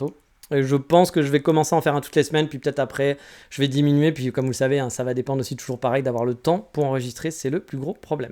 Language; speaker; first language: French; native; French